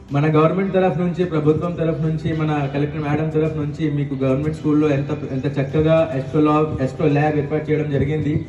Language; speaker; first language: Telugu; non-native, fluent; Hindi